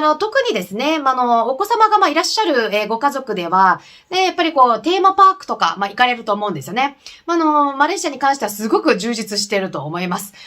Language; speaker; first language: Japanese; native; Japanese